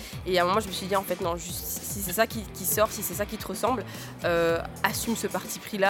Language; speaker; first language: French; native; French